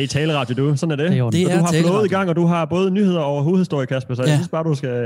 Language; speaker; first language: Danish; native; Danish